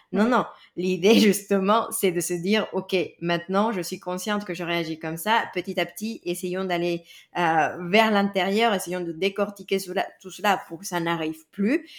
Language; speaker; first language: French; non-native, fluent; Spanish